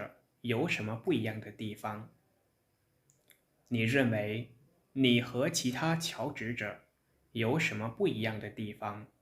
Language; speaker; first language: Chinese; non-native, fluent; Lao